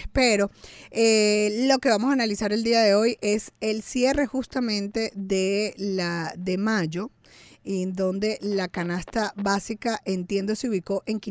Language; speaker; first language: Spanish; native; Spanish